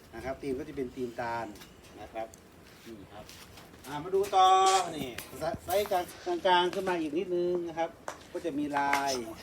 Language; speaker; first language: Thai; native; Thai